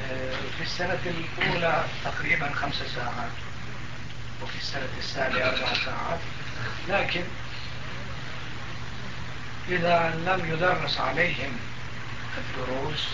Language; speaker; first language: Arabic; non-native, fluent; Turkish